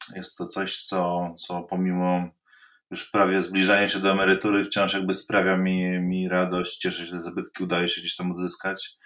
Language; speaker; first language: Polish; native; Polish